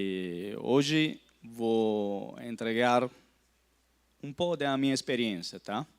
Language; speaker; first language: Portuguese; non-native, fluent; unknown